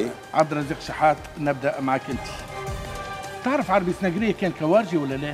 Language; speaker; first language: Arabic; native; Arabic